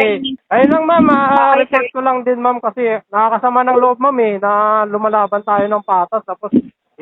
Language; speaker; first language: Filipino; native; Filipino